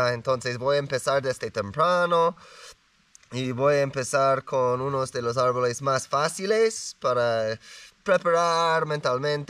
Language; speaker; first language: Spanish; non-native, learner; English